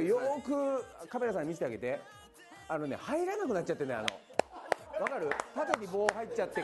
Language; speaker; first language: Japanese; native; Japanese